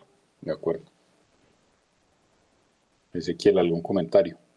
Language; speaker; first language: Spanish; native; Spanish